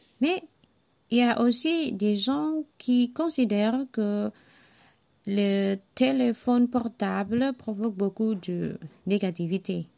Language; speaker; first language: French; non-native, learner; Javanese